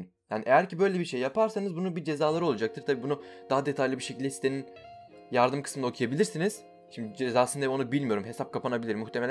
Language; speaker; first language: Turkish; native; Turkish